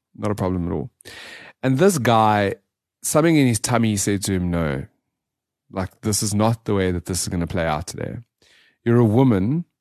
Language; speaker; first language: English; native; English